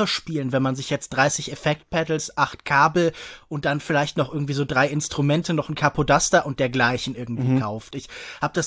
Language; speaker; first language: German; native; German